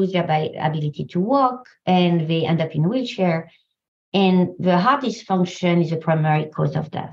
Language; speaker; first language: English; non-native, fluent; French